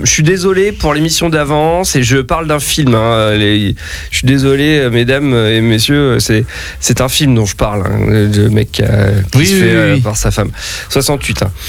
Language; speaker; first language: French; native; French